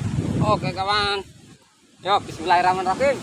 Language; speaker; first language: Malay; non-native, local second language; Javanese